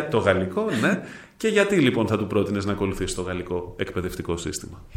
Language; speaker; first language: Greek; native; Greek